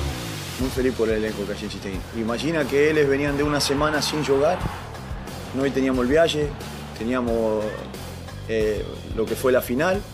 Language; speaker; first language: Spanish; native; Spanish